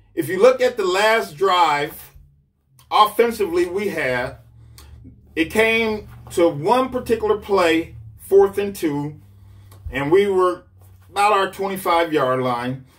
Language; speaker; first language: English; native; English